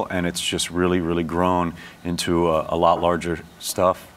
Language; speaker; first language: English; native; English